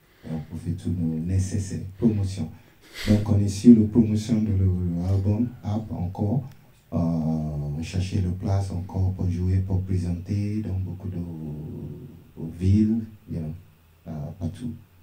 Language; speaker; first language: French; non-native, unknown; Yoruba